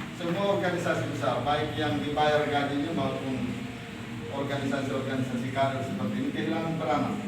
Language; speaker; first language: Indonesian; non-native, local second language; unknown